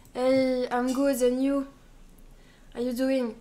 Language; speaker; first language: English; non-native, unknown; French